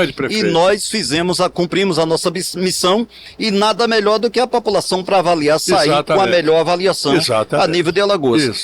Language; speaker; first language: Portuguese; native; Portuguese